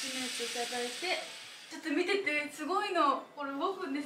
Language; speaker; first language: Japanese; native; Japanese